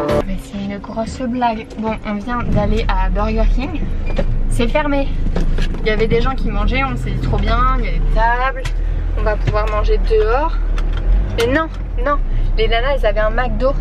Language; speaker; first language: French; native; French